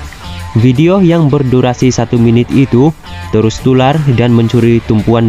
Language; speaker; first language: Malay; native; Malay